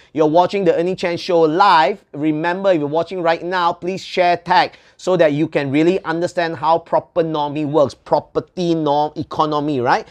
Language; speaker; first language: English; non-native, local second language; Chinese